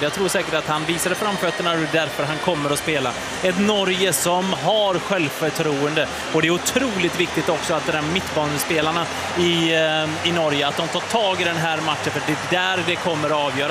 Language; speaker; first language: Swedish; native; Swedish